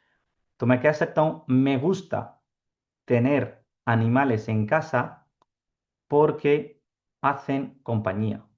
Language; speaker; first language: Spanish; non-native, fluent; Urdu